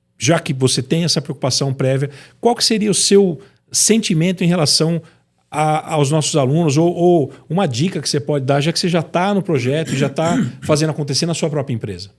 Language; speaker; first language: Portuguese; native; Portuguese